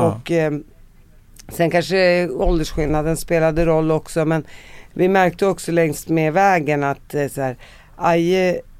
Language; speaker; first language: Swedish; early bilingual, other home language; Arabic